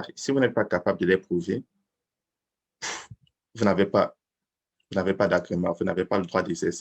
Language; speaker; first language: French; native; French